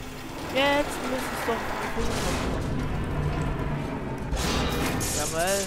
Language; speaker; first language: German; native; German